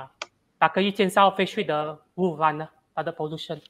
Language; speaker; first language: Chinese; non-native, learner; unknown